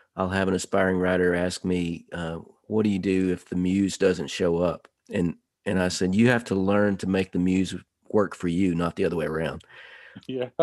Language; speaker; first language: English; native; English